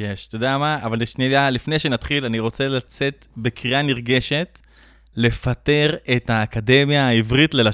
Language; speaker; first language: Hebrew; native; Hebrew